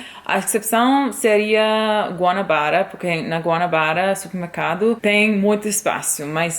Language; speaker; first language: Portuguese; non-native, fluent; English